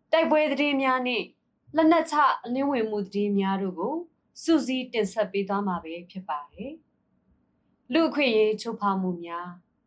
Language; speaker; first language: Burmese; non-native, local second language; S'gaw Karen